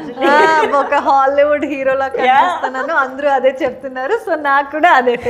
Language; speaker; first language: Telugu; non-native, learner; Kannada